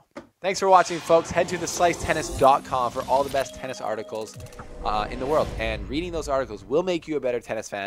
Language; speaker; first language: English; native; English